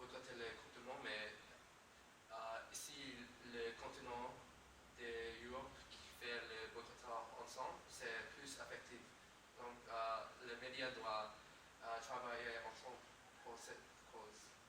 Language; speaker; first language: French; non-native, learner; English